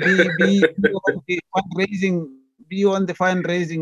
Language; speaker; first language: English; non-native, local second language; Tswana